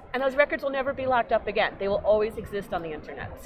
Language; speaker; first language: English; native; English